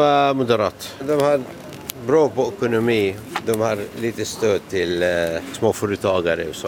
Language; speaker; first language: Swedish; non-native, learner; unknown